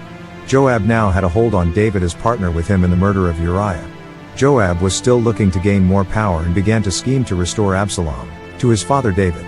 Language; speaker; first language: English; native; English